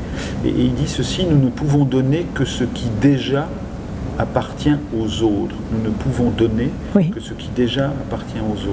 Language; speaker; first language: French; native; French